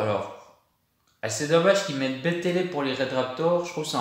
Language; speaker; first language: French; native; French